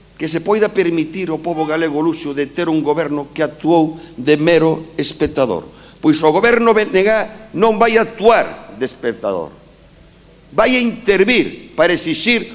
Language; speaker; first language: Galician; native; Galician